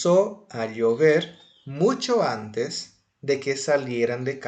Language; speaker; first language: Spanish; non-native, fluent; Portuguese